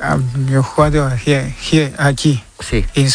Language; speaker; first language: Spanish; non-native, learner; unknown